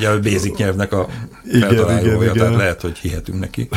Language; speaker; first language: Hungarian; native; Hungarian